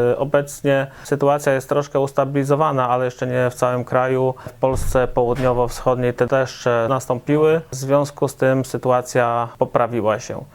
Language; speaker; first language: Polish; native; Polish